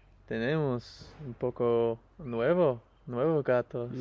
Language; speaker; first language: Spanish; non-native, learner; English